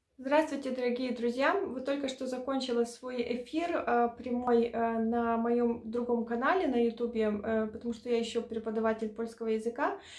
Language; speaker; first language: Russian; non-native, local second language; Ukrainian